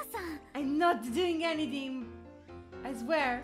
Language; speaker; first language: English; non-native, fluent; Italian